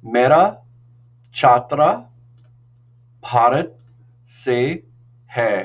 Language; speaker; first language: Hindi; non-native, learner; English